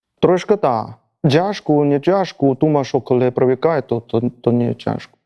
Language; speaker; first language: Ukrainian; non-native, learner; Chinese